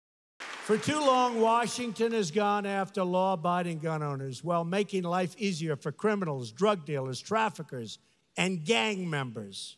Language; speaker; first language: English; native; English